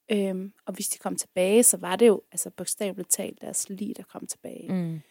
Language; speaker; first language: Danish; early bilingual, other home language; Persian